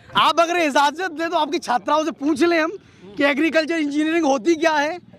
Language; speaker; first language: Hindi; native; Hindi